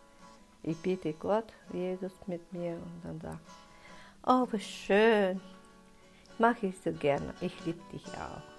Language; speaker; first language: German; non-native, learner; Russian